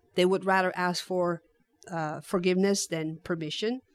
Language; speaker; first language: English; non-native, fluent; Italian